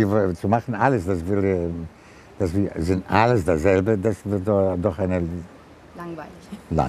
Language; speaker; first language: German; non-native, learner; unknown